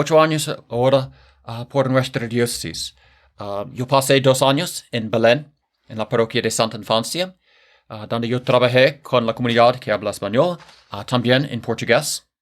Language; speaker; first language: Spanish; non-native, fluent; English